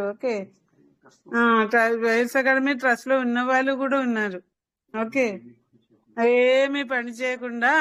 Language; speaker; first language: Telugu; non-native, local second language; Hindi